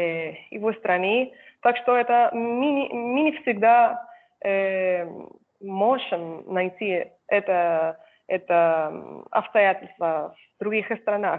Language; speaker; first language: Russian; non-native, fluent; Spanish